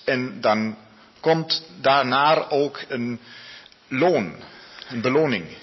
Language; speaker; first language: Dutch; non-native, learner; Spanish